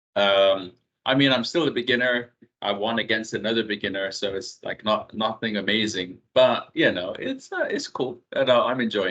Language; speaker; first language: English; non-native, fluent; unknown